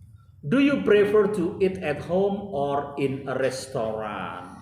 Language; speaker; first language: English; non-native, fluent; Indonesian